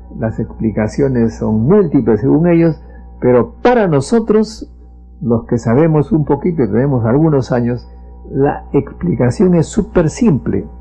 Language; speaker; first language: Spanish; native; Spanish